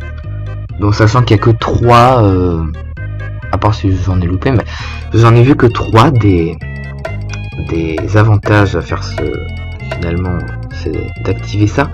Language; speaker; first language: French; native; French